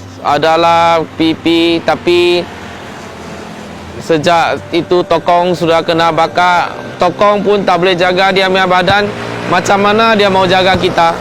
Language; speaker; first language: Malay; non-native, local second language; Chinese